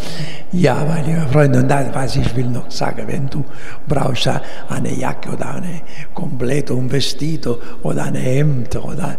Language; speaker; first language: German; non-native, learner; Italian